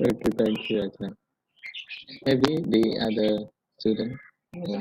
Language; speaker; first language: English; non-native, fluent; Indonesian